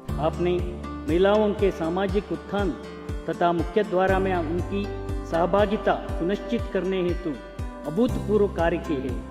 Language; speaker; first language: Hindi; non-native, local second language; Kannada